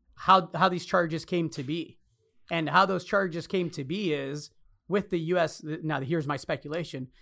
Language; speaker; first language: English; early bilingual, other home language; Spanish